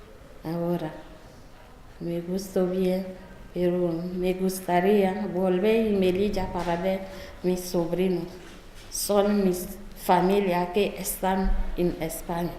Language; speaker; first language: Spanish; non-native, learner; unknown